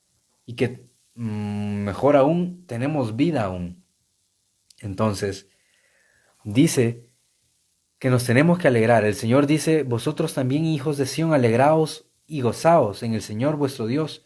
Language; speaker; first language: Spanish; native; Spanish